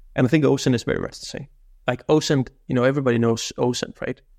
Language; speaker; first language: English; non-native, fluent; Danish